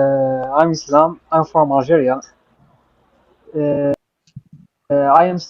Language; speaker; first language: English; non-native, learner; Arabic